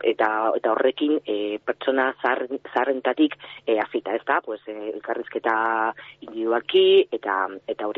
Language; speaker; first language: Basque; non-native, local second language; Spanish